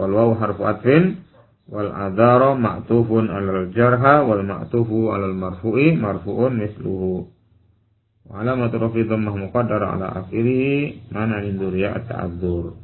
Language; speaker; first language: Arabic; non-native, fluent; Indonesian